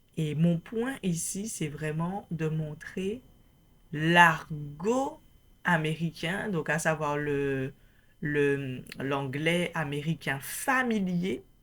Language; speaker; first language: French; native; French